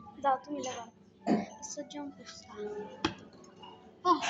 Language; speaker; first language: Italian; early bilingual, other home language; Bangla